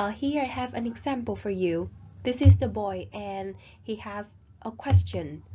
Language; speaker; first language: English; non-native, fluent; Vietnamese